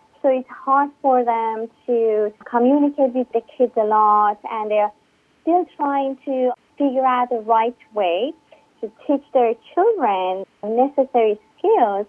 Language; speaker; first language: English; non-native, fluent; Persian